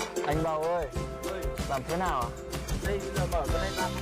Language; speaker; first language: Vietnamese; non-native, learner; English